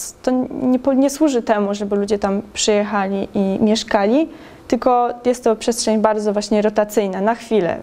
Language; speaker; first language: Polish; native; Polish